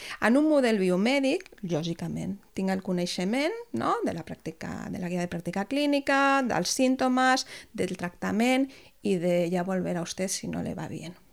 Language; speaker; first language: Catalan; non-native, local second language; Spanish